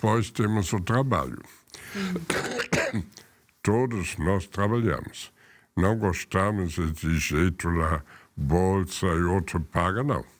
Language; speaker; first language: Portuguese; non-native, fluent; German